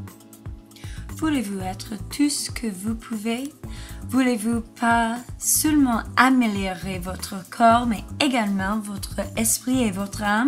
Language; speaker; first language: French; non-native, learner; English